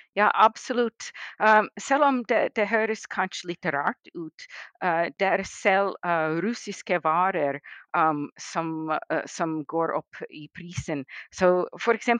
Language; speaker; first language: Norwegian; non-native, fluent; English